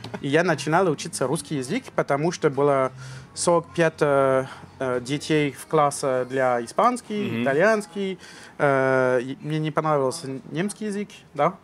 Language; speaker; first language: Russian; non-native, learner; French